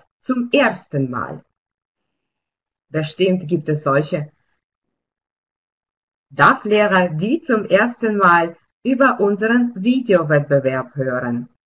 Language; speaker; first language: German; non-native, fluent; Russian